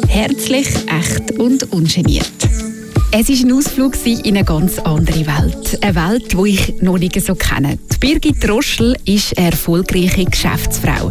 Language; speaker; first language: German; native; German